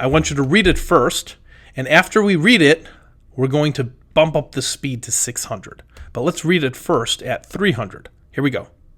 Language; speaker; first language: English; native; English